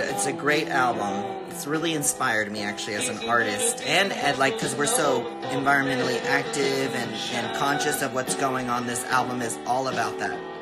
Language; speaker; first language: English; early bilingual, other home language; Spanish